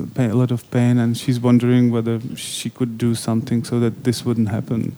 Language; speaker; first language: English; non-native, fluent; Czech